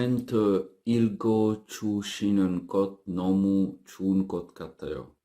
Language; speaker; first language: Korean; non-native, learner; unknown